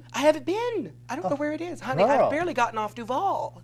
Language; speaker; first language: English; native; English